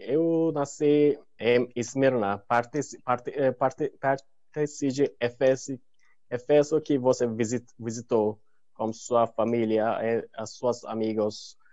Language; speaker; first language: Portuguese; non-native, learner; Turkish